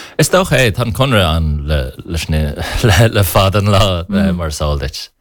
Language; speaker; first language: Irish; native; Irish